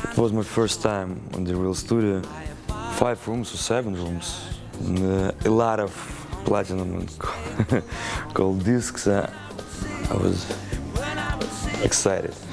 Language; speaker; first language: English; non-native, learner; Russian